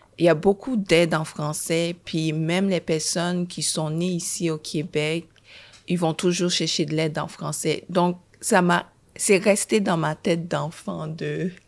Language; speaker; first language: French; early bilingual, other home language; Haitian Creole